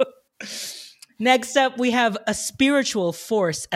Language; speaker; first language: English; non-native, local second language; Filipino